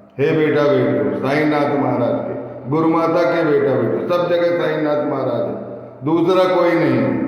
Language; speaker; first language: Hindi; native; Hindi